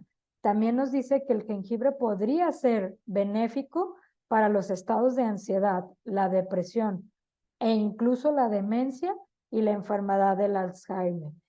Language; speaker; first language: Spanish; native; Spanish